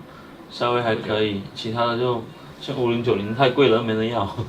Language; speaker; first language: Chinese; native; Chinese